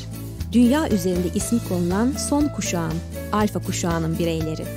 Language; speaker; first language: Turkish; native; Turkish